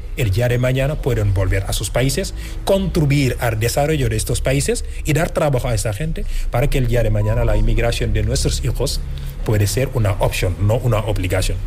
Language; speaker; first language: Spanish; non-native, fluent; Wolof